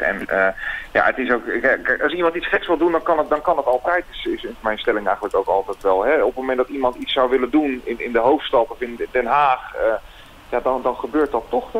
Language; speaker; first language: Dutch; native; Dutch